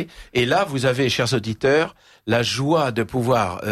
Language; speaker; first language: French; native; French